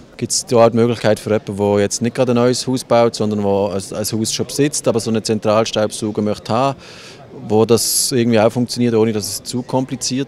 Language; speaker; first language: German; native; German